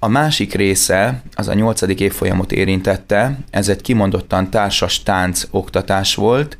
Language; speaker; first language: Hungarian; native; Hungarian